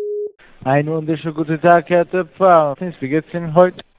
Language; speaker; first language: German; non-native, fluent; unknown